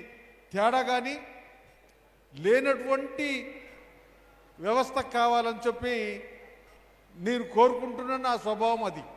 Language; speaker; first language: Telugu; native; Telugu